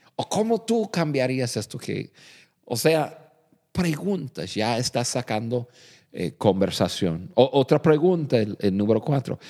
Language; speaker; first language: Spanish; non-native, fluent; English